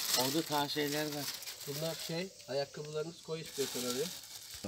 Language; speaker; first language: Turkish; native; Turkish